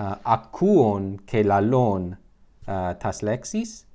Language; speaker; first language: Greek; non-native, learner; English